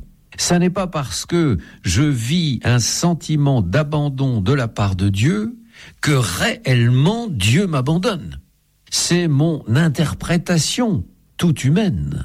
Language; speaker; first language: French; native; French